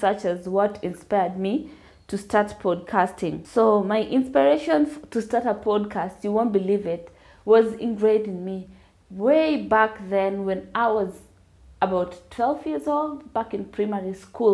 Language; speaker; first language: English; non-native, local second language; Luyia